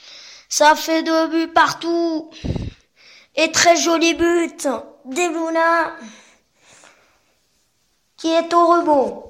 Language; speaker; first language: French; native; French